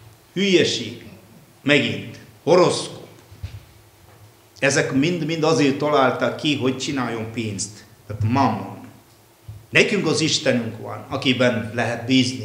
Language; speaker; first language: Hungarian; non-native, fluent; Malayalam